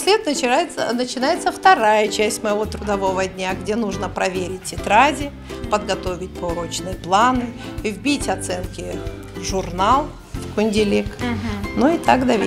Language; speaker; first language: Russian; native; Russian